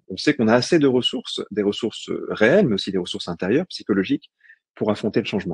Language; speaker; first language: French; native; French